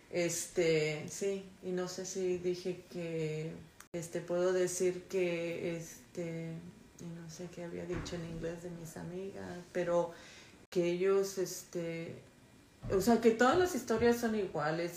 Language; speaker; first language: Spanish; early bilingual, other home language; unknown